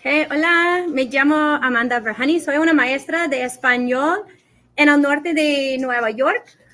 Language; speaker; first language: Spanish; non-native, fluent; English